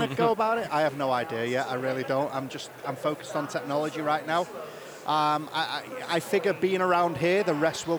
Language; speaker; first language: English; native; English